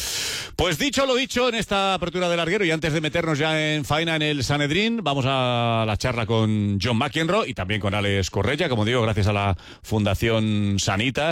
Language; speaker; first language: Spanish; native; Spanish